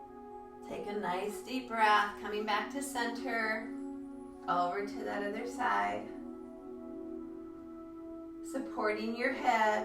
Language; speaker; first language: English; native; English